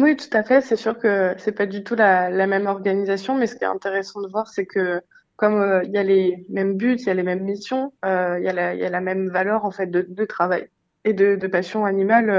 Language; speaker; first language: French; native; French